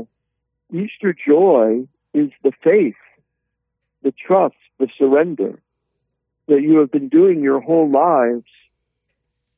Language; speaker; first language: English; native; English